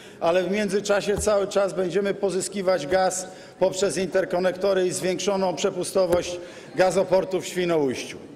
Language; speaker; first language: Polish; native; Polish